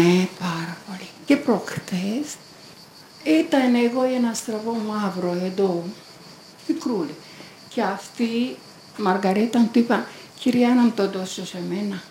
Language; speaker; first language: Greek; non-native, learner; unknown